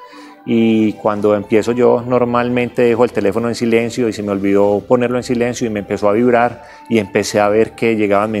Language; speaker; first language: Spanish; native; Spanish